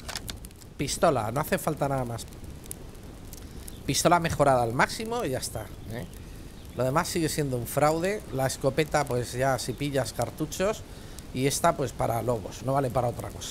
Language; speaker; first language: Spanish; native; Spanish